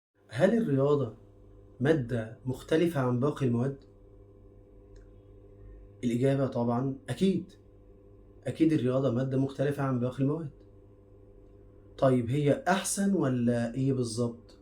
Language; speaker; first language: Arabic; native; Arabic